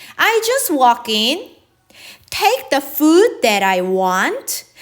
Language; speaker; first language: English; non-native, fluent; Korean